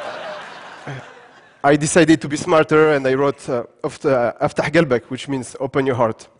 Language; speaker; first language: English; non-native, fluent; French